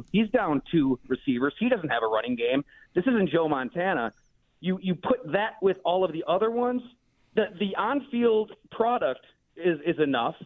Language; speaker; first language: English; native; English